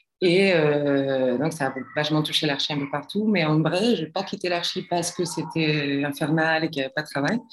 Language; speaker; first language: French; non-native, fluent; Spanish